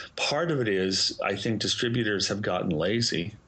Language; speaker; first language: English; native; English